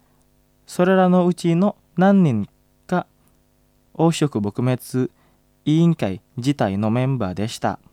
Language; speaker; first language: Japanese; non-native, fluent; Indonesian